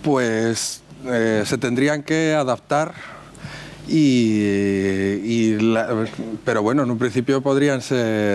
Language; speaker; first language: Spanish; native; Spanish